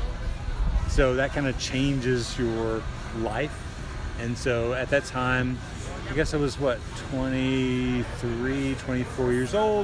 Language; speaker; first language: English; native; English